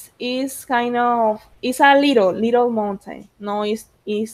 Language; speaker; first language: English; non-native, learner; Spanish